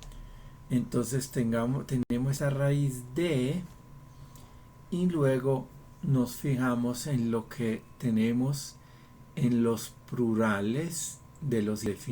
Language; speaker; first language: Spanish; non-native, fluent; Italian